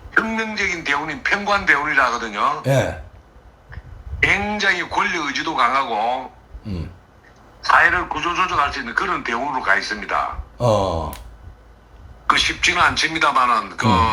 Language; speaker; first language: Korean; native; Korean